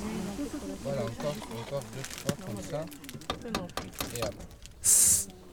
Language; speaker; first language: French; non-native, learner; Persian